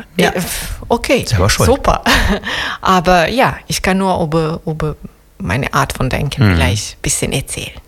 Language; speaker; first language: German; non-native, fluent; Serbian